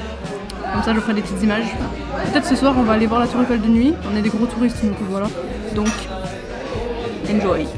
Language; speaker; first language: French; native; French